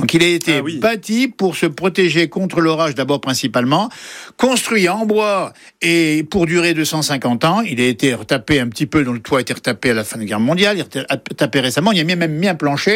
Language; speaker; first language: French; native; French